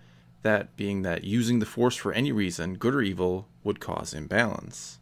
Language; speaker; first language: English; native; English